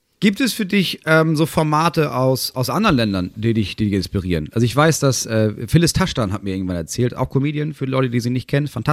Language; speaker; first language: German; native; German